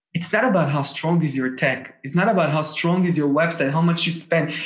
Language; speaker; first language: English; non-native, fluent; Russian